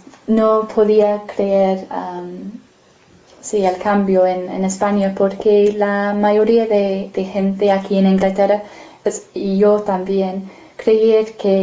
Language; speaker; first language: Spanish; non-native, fluent; English